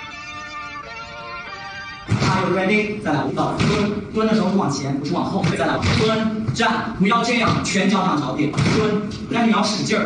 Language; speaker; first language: Chinese; native; Chinese